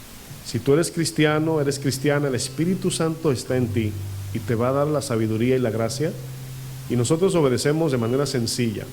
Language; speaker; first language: Spanish; native; Spanish